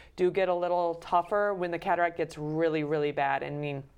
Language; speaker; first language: English; native; English